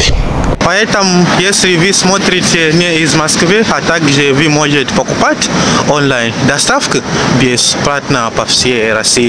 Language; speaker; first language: Russian; non-native, learner; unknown